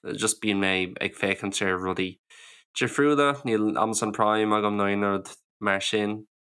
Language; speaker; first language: Irish; non-native, local second language; English